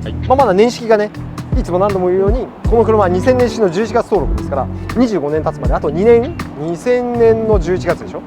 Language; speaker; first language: Japanese; native; Japanese